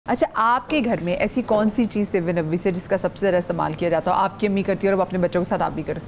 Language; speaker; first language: Urdu; native; Urdu